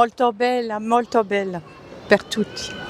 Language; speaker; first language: Italian; early bilingual, heritage; Italian